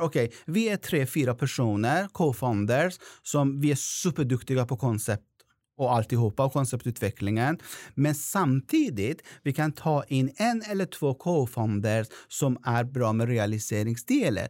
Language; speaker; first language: Swedish; non-native, fluent; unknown